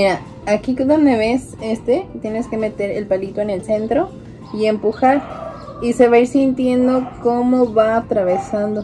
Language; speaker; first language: Spanish; native; Spanish